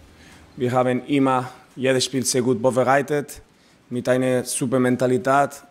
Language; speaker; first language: German; non-native, learner; Spanish